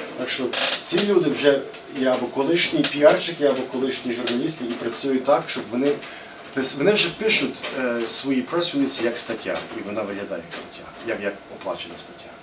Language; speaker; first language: Ukrainian; early bilingual, heritage; English